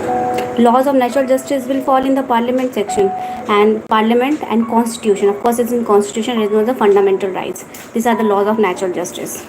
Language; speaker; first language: English; non-native, local second language; Hindi